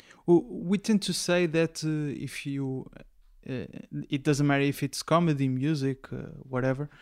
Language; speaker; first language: English; non-native, fluent; Portuguese